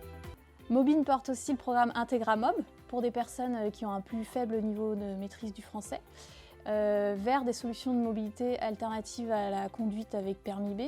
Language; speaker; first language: French; native; French